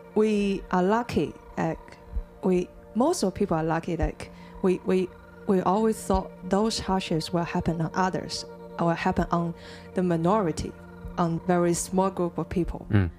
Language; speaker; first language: English; non-native, fluent; Chinese